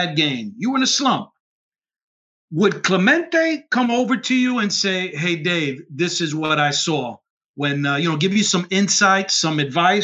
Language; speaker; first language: English; native; English